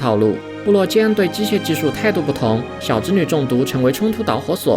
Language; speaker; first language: Chinese; native; Chinese